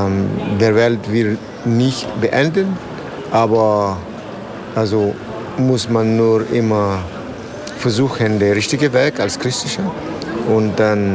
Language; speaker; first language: German; non-native, learner; Spanish